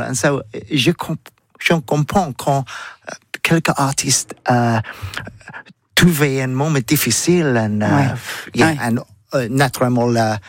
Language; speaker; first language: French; non-native, learner; English